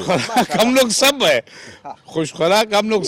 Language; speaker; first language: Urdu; non-native, local second language; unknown